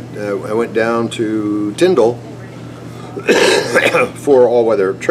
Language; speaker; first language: English; native; English